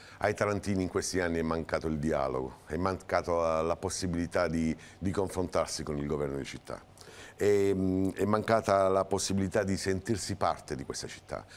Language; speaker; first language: Italian; native; Italian